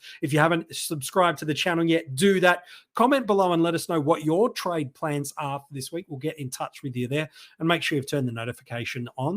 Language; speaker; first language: English; native; English